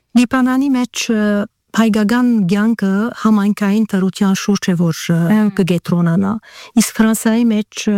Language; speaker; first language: Armenian; early bilingual, heritage; Armenian